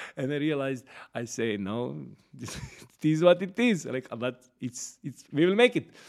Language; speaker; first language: English; non-native, fluent; Serbian